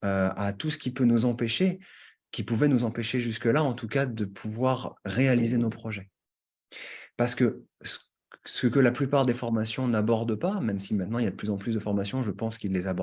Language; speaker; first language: French; native; French